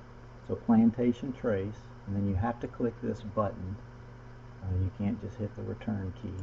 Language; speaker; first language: English; native; English